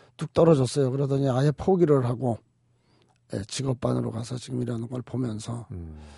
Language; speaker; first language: Korean; native; Korean